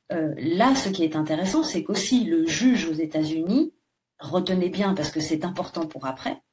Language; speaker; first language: French; native; French